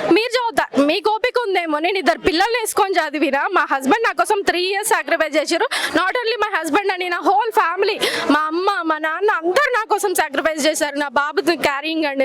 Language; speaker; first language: Telugu; native; Telugu